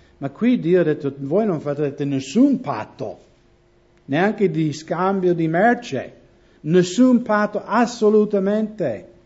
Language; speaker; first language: Italian; non-native, fluent; English